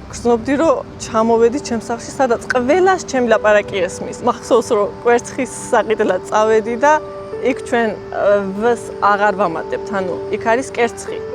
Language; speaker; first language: Georgian; early bilingual, other home language; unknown